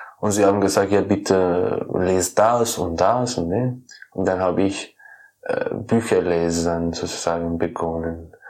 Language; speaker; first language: German; non-native, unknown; Persian